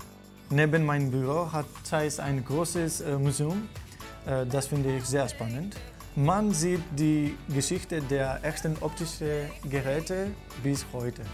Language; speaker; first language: German; non-native, fluent; Greek